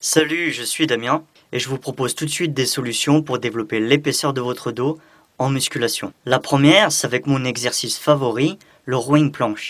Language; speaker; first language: French; native; French